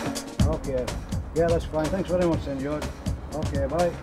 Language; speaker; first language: English; native; English